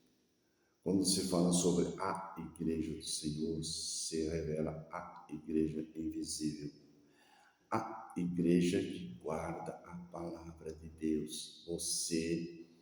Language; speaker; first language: Portuguese; native; Portuguese